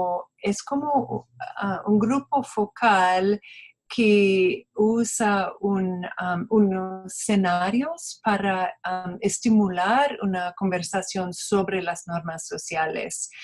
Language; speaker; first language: Spanish; non-native, fluent; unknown